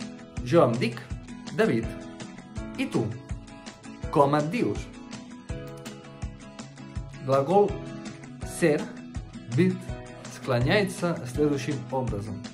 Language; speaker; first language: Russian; non-native, fluent; Catalan